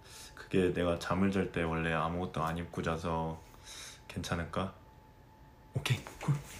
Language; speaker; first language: Korean; early bilingual, heritage; Korean